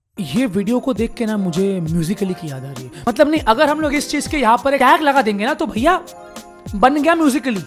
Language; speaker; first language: Hindi; native; Hindi